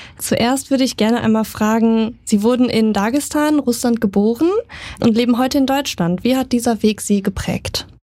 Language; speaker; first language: German; native; German